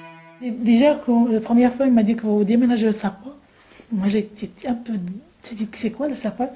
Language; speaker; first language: French; non-native, local second language; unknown